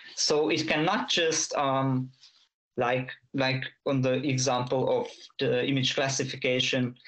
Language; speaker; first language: English; non-native, fluent; Hungarian